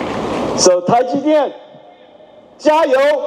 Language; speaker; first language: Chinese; early bilingual, heritage; Chinese